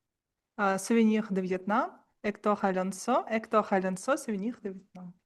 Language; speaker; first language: French; non-native, learner; Russian